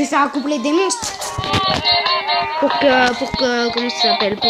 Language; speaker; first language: French; native; French